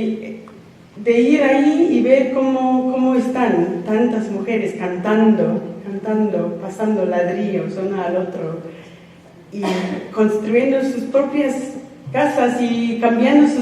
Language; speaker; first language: Spanish; non-native, fluent; English